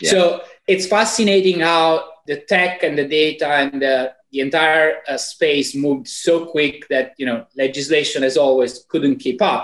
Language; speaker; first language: English; non-native, fluent; Italian